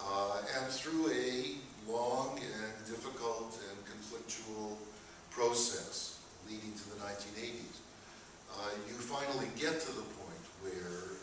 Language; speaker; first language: English; native; English